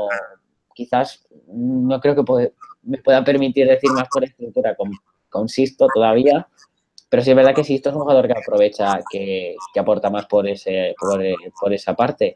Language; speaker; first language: Spanish; native; Spanish